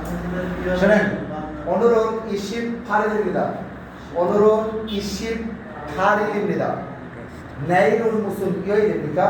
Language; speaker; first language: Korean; non-native, learner; Bangla